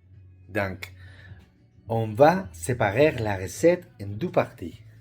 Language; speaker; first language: French; non-native, learner; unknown